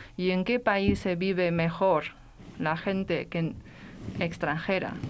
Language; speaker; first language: Spanish; non-native, fluent; Chinese